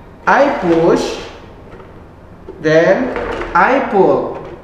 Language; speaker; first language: English; non-native, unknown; Indonesian